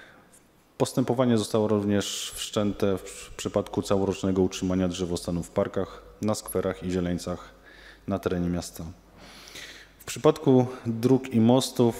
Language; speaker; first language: Polish; native; Polish